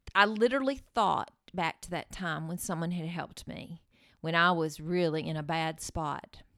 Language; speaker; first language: English; early bilingual, other home language; Norwegian